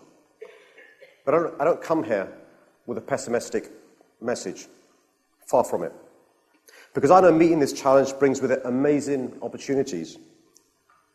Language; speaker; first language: English; native; English